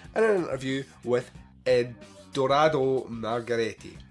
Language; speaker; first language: English; native; English